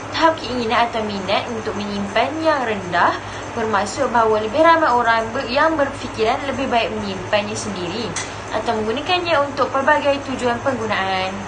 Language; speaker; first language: Malay; native; Malay